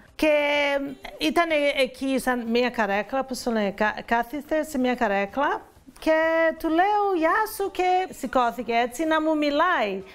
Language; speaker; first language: Greek; non-native, fluent; Portuguese